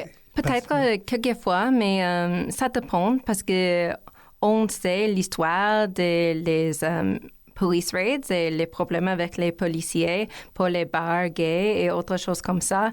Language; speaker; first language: French; non-native, learner; English